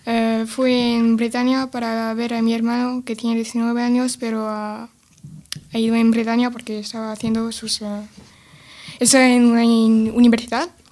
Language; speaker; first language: Spanish; early bilingual, other home language; French